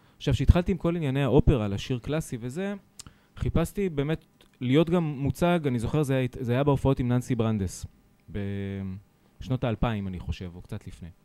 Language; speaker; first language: Hebrew; early bilingual, other home language; Italian